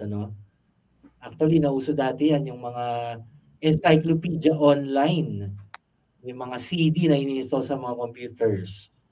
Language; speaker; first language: Filipino; native; Filipino